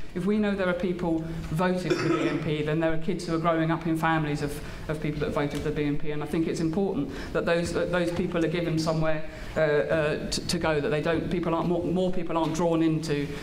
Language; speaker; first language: English; native; English